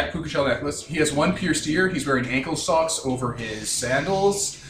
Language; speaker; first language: English; native; English